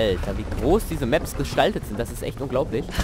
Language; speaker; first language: German; native; German